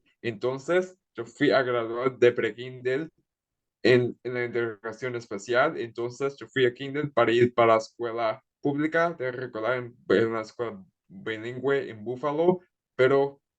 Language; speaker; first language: Spanish; early bilingual, heritage; Spanish